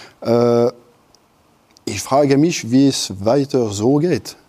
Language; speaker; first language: German; non-native, local second language; French